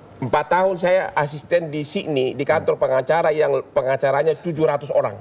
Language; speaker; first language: Indonesian; native; Indonesian